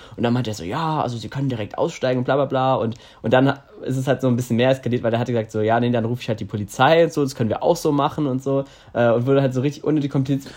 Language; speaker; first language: German; native; German